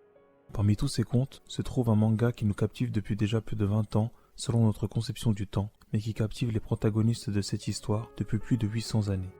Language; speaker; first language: French; native; French